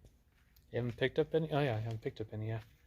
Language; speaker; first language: English; native; English